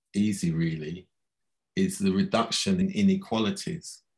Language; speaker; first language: English; native; English